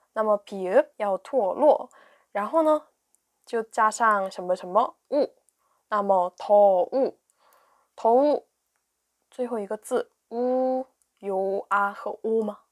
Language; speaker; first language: Chinese; non-native, fluent; Korean